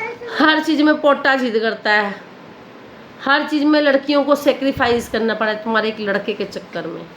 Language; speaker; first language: Hindi; native; Hindi